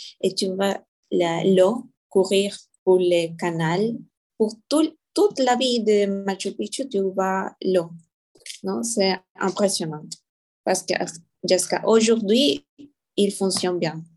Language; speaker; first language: French; non-native, learner; Spanish